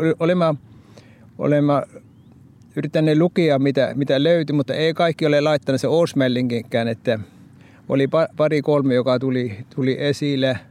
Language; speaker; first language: Finnish; early bilingual, heritage; Norwegian